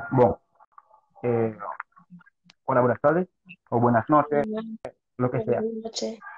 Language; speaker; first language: Spanish; non-native, learner; Haitian Creole